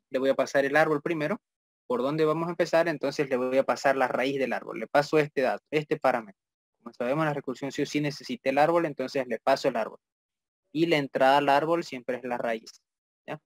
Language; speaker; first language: Spanish; native; Spanish